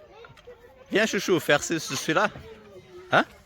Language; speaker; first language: French; native; French